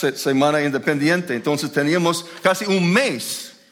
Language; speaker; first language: Spanish; non-native, fluent; English